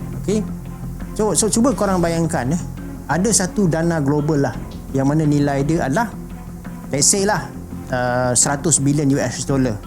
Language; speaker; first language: Malay; native; Malay